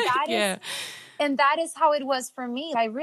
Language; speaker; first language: English; non-native, fluent; Albanian